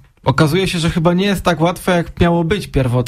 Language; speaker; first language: Polish; native; Polish